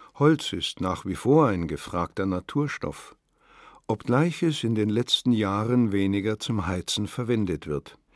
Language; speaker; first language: German; native; German